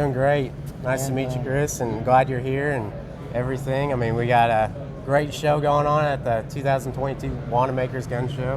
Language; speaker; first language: English; native; English